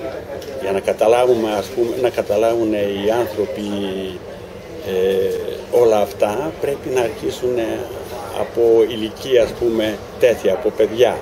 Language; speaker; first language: Greek; non-native, learner; Ukrainian